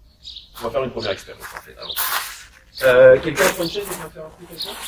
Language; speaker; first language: French; native; French